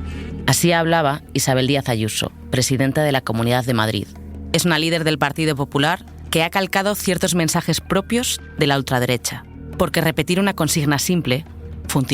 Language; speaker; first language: Spanish; native; Spanish